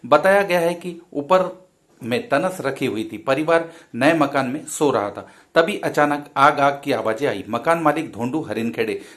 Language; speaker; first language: Hindi; non-native, local second language; Marathi